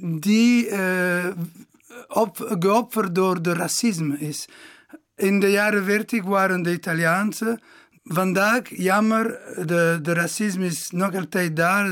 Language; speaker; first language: Dutch; non-native, local second language; Italian